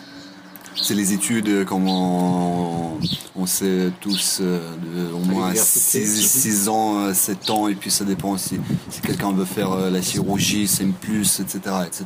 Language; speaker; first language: French; non-native, fluent; Russian